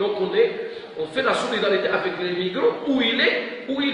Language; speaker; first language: French; non-native, local second language; Arabic